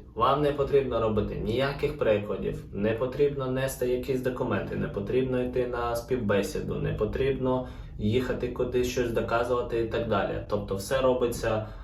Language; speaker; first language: Ukrainian; non-native, local second language; Russian